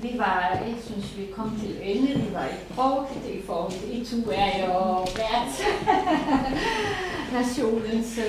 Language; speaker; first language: Danish; non-native, fluent; Serbian